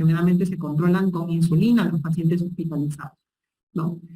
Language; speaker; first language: Spanish; native; Spanish